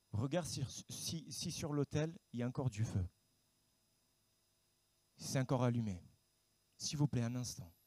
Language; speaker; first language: French; native; French